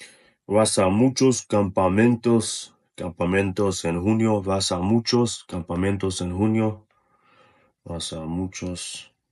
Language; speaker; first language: Spanish; non-native, learner; Russian